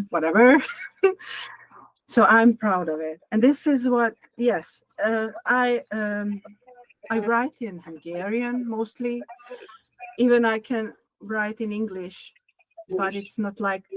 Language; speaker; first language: English; non-native, learner; Hungarian